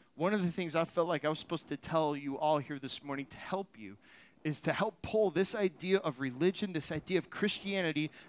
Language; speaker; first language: English; native; English